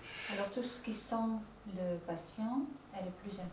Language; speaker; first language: French; non-native, fluent; Dutch